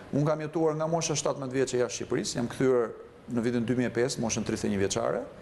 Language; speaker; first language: Albanian; native; Albanian